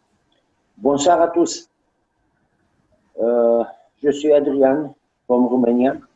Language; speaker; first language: French; non-native, learner; Romanian